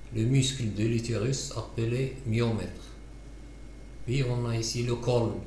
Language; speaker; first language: French; non-native, local second language; Arabic